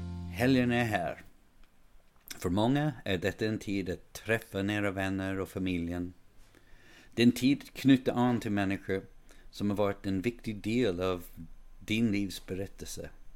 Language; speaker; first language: Swedish; non-native, fluent; English